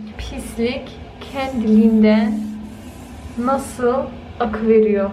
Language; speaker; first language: Turkish; early bilingual, heritage; Turkish